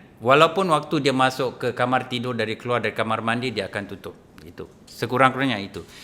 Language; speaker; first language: Malay; native; Malay